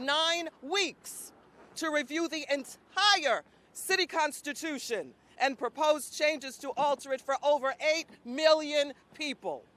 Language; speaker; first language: English; native; English